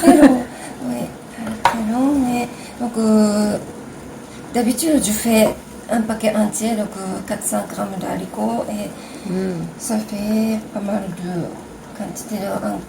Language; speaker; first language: French; non-native, fluent; Japanese